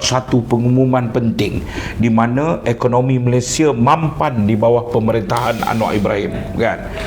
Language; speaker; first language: Malay; native; Malay